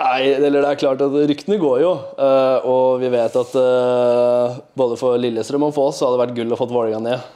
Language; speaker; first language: Norwegian; native; Norwegian